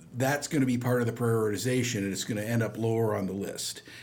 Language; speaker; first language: English; native; English